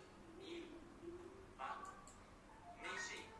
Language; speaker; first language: French; non-native, learner; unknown